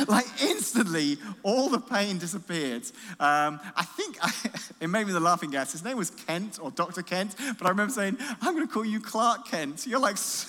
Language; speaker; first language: English; native; English